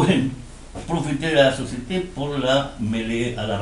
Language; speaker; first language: French; non-native, fluent; Spanish